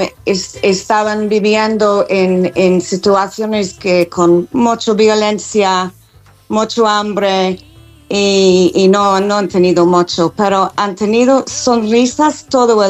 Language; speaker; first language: Spanish; non-native, fluent; English